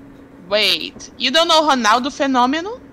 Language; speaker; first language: English; non-native, fluent; Portuguese